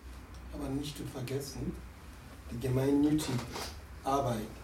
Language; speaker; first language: German; non-native, learner; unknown